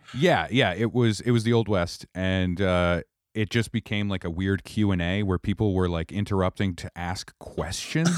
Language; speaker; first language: English; native; English